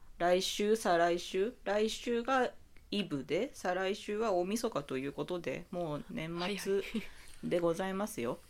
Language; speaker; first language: Japanese; native; Japanese